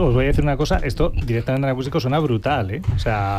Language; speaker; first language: Spanish; native; Spanish